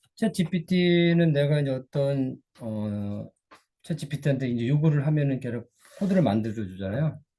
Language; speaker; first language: Korean; native; Korean